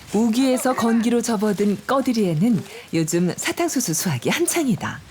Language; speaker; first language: Korean; native; Korean